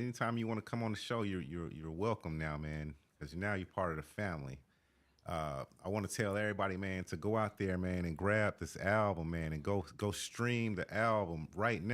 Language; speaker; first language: English; native; English